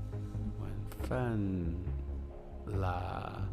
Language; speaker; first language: Chinese; non-native, learner; English